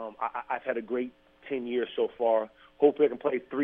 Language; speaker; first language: English; native; English